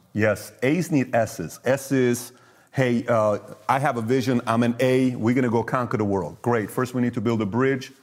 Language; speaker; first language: English; early bilingual, other home language; Persian